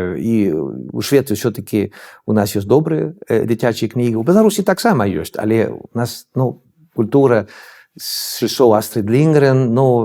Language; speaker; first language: Belarusian; non-native, fluent; Swedish